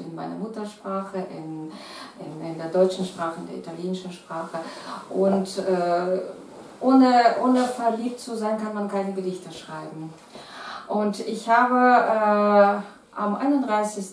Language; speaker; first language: German; non-native, fluent; Russian